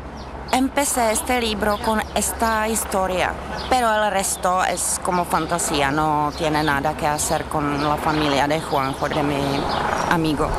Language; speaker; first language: Spanish; non-native, fluent; Czech